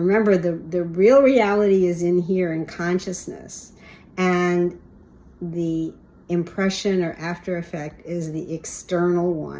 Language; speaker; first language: English; native; English